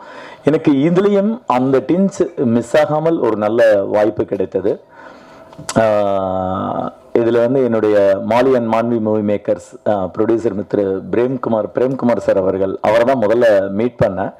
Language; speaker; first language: Tamil; native; Tamil